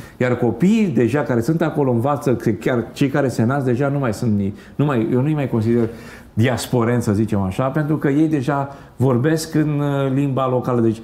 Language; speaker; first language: Romanian; native; Romanian